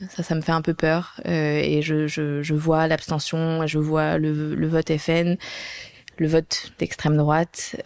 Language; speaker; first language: French; native; French